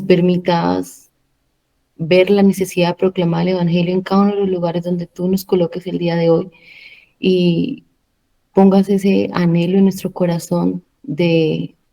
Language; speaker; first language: Spanish; native; Spanish